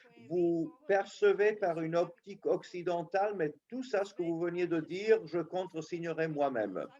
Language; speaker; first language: French; non-native, local second language; Serbian